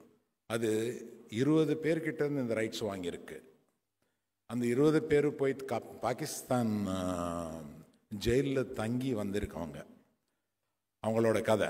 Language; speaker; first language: Tamil; non-native, local second language; Telugu